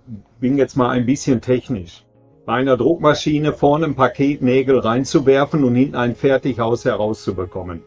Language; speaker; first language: German; native; German